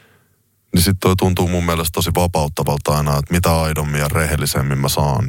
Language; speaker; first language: Finnish; native; Finnish